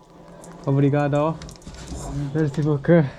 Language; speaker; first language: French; non-native, learner; Japanese